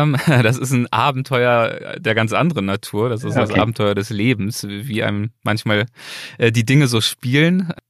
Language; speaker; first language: German; native; German